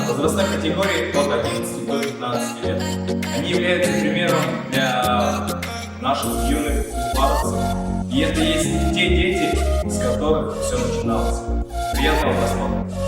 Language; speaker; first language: Russian; native; Russian